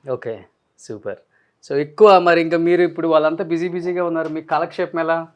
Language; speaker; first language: Telugu; native; Telugu